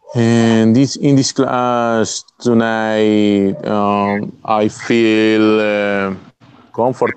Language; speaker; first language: English; non-native, learner; Spanish